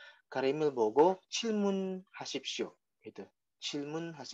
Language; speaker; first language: Korean; non-native, fluent; Indonesian